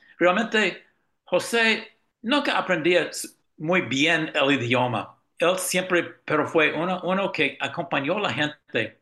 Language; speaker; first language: Spanish; non-native, fluent; English